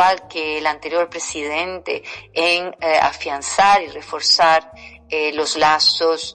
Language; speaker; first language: Spanish; non-native, fluent; Portuguese